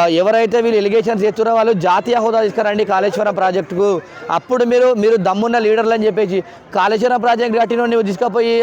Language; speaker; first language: Telugu; native; Telugu